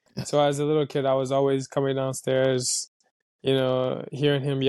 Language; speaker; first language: English; native; English